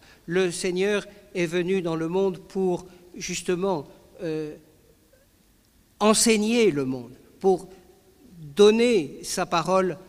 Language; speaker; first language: French; native; French